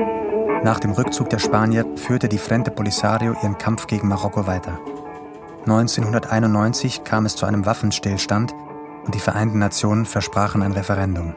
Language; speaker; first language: German; native; German